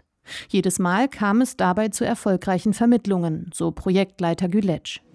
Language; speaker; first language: German; native; German